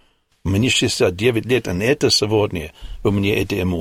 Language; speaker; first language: Russian; non-native, learner; English